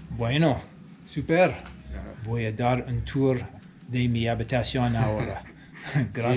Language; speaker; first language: Spanish; non-native, learner; English